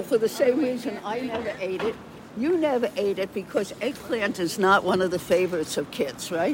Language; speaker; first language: English; native; English